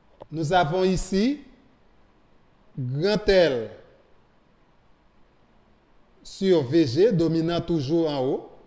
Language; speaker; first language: French; non-native, local second language; Haitian Creole